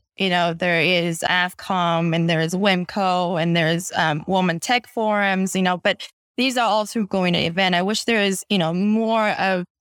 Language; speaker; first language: English; non-native, fluent; Chinese